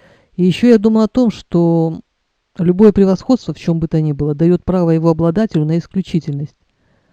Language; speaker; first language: Russian; native; Russian